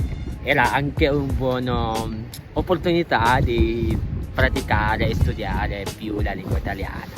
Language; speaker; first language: Italian; non-native, learner; Indonesian